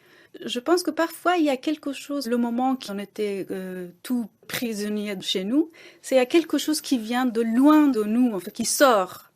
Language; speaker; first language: French; non-native, fluent; Persian